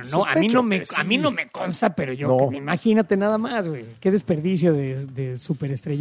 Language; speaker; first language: Spanish; native; Spanish